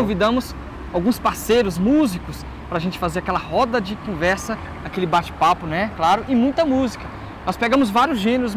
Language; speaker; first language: Portuguese; native; Portuguese